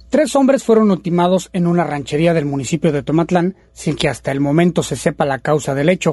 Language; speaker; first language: Spanish; native; Spanish